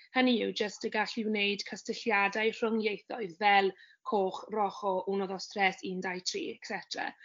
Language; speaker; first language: Welsh; non-native, learner; English